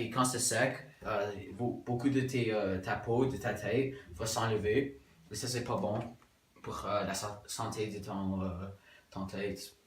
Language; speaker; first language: French; non-native, local second language; English